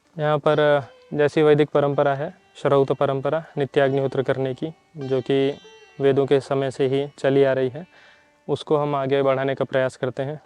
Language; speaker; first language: Hindi; native; Hindi